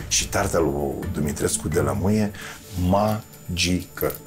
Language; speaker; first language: Romanian; native; Romanian